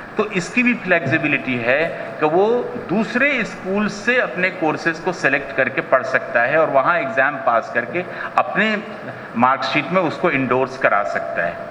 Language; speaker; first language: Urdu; native; Urdu